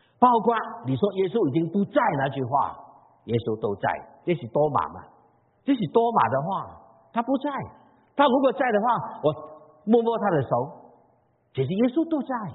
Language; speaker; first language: Chinese; non-native, local second language; Cantonese